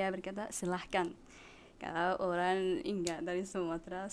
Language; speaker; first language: Indonesian; non-native, learner; Arabic